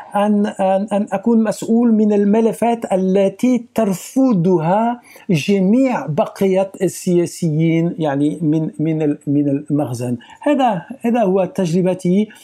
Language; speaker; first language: Arabic; non-native, fluent; French